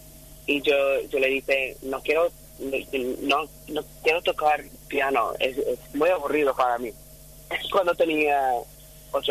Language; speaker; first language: Spanish; non-native, fluent; English